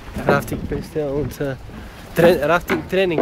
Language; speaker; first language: German; non-native, learner; Greek